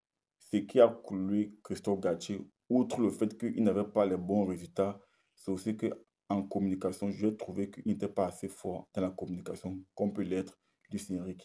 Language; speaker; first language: French; native; French